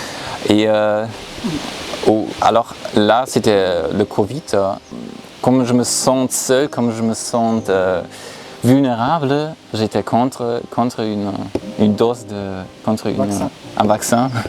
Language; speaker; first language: French; non-native, fluent; German